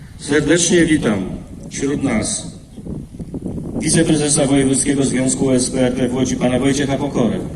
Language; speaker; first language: Polish; native; Polish